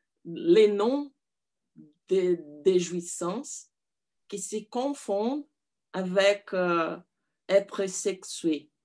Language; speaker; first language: French; non-native, learner; Portuguese